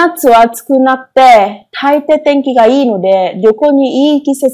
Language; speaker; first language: Japanese; non-native, learner; Vietnamese